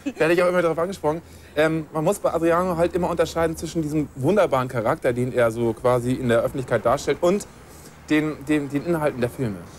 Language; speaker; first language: German; native; German